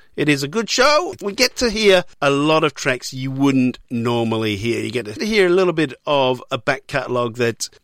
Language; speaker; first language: English; native; English